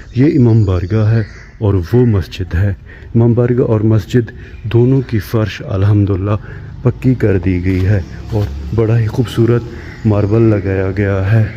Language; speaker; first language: Urdu; non-native, local second language; Punjabi